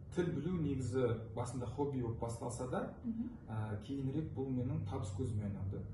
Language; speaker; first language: Kazakh; native; Kazakh